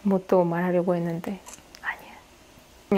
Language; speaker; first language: Korean; non-native, fluent; Russian